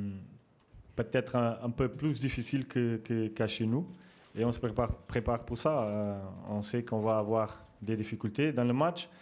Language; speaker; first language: French; non-native, fluent; Portuguese